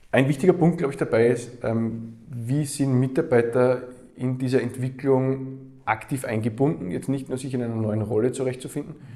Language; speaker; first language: German; native; German